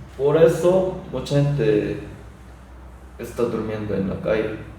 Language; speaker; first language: Spanish; non-native, learner; Korean